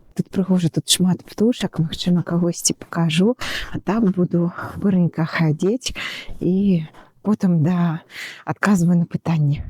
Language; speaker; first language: Belarusian; non-native, local second language; Russian